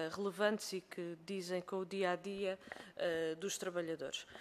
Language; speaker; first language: Portuguese; native; Portuguese